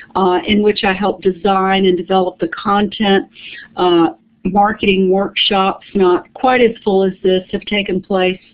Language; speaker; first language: English; native; English